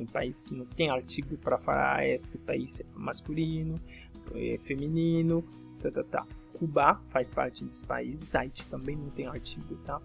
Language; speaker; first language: Portuguese; non-native, fluent; French